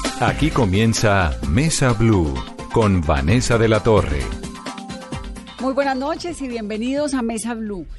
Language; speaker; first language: Spanish; native; Spanish